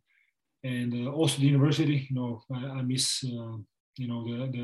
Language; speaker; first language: English; non-native, fluent; Serbian